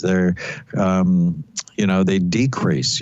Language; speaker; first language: English; native; English